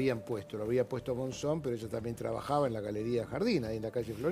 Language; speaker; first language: Spanish; native; Spanish